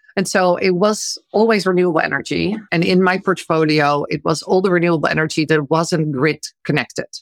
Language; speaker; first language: English; non-native, fluent; Dutch